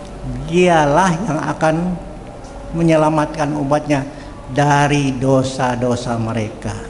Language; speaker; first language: Indonesian; native; Indonesian